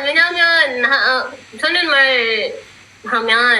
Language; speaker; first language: Korean; non-native, learner; Filipino